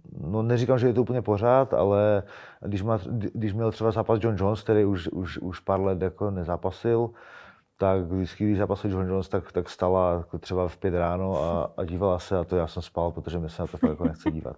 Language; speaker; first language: Czech; native; Czech